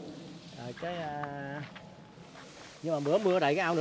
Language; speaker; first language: Vietnamese; native; Vietnamese